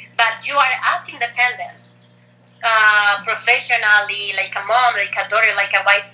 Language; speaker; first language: English; non-native, fluent; Spanish